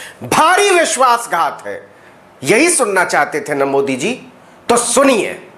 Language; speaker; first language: Hindi; native; Hindi